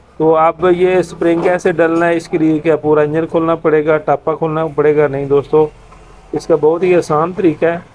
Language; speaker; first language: Urdu; non-native, local second language; Punjabi